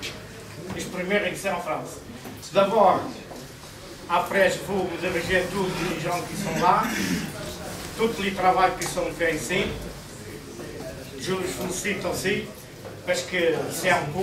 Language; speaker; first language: French; non-native, learner; Portuguese